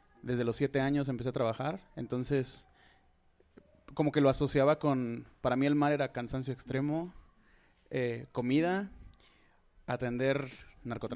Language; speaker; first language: Spanish; native; Spanish